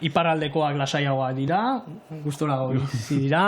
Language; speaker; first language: Basque; native; Basque